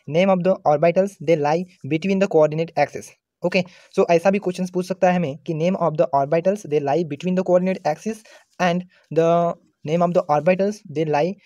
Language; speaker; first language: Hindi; non-native, local second language; Marathi